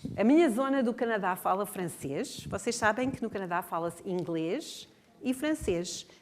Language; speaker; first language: Portuguese; non-native, fluent; English